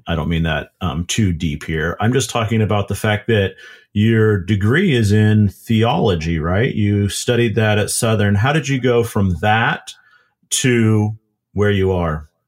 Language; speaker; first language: English; native; English